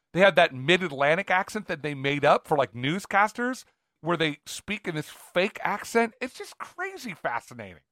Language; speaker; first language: English; native; English